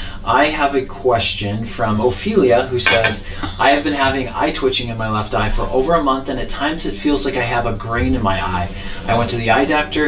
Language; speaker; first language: English; native; English